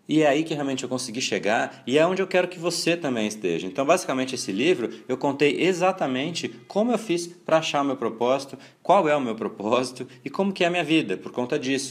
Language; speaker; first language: Portuguese; native; Portuguese